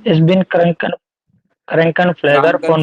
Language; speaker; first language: German; non-native, learner; Hindi